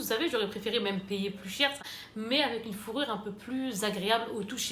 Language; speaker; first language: French; native; French